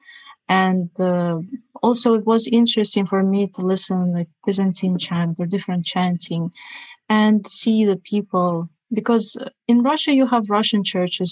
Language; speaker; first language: English; non-native, fluent; Russian